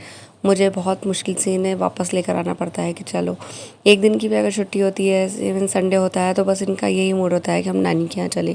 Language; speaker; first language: Hindi; native; Hindi